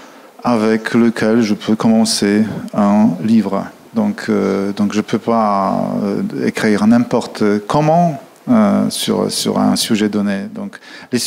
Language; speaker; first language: French; non-native, fluent; Polish